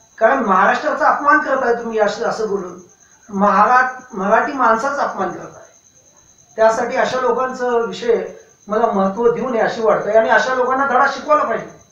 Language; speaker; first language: Marathi; non-native, local second language; Urdu